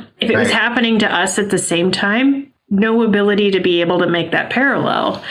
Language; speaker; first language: English; native; English